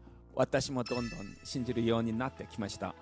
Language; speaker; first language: Japanese; non-native, learner; Korean